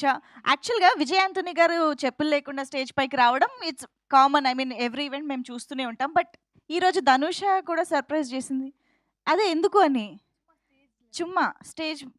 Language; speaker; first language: Telugu; native; Telugu